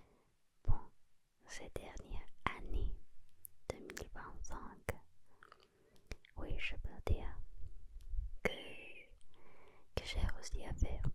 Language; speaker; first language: French; non-native, learner; Spanish